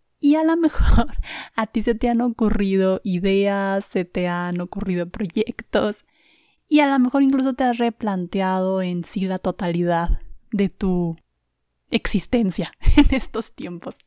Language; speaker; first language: Spanish; native; Spanish